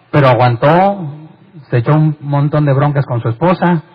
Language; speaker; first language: Spanish; native; Spanish